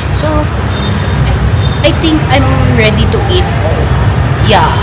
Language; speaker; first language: English; non-native, local second language; Filipino